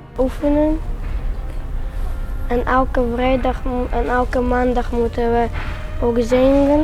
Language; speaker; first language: Dutch; early bilingual, other home language; Georgian